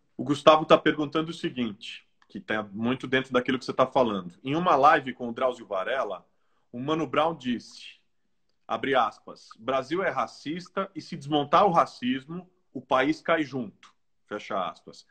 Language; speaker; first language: Portuguese; native; Portuguese